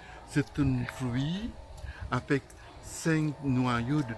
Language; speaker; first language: French; non-native, learner; Indonesian